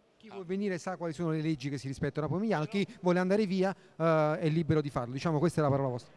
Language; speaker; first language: Italian; native; Italian